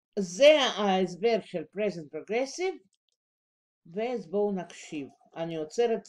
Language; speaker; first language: Hebrew; non-native, fluent; Russian